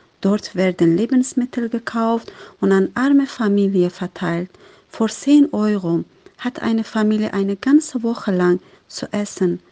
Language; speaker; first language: German; non-native, fluent; Persian